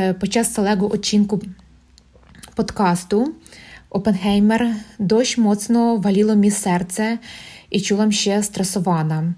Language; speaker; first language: Polish; non-native, learner; Russian